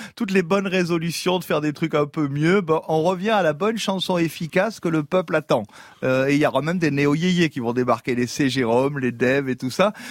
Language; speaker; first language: French; native; French